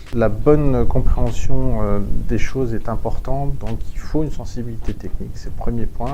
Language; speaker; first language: French; native; French